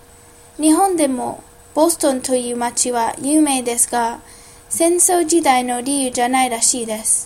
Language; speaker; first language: Japanese; non-native, learner; English